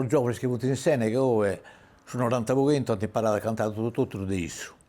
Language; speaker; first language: Italian; non-native, local second language; Sardinian